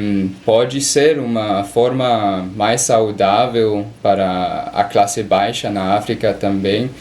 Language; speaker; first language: Portuguese; non-native, learner; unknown